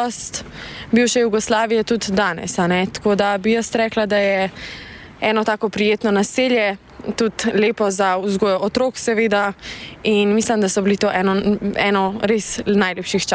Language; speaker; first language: Slovenian; native; Slovenian